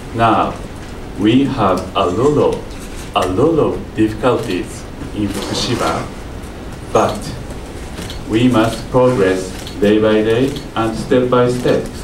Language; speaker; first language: English; non-native, learner; Japanese